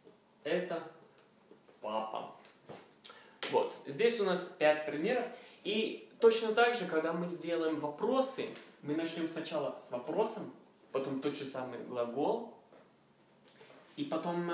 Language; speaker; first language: Russian; non-native, learner; Norwegian